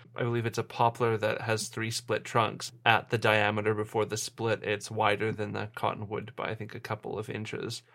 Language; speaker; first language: English; native; English